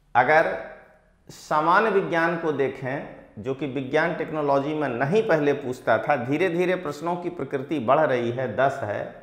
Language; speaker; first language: Hindi; non-native, local second language; Gujarati